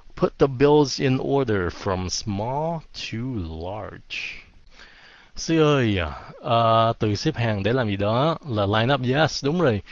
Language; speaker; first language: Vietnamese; early bilingual, heritage; Vietnamese